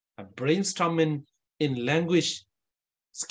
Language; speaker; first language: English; non-native, fluent; Burmese